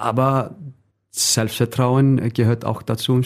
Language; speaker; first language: German; non-native, fluent; Icelandic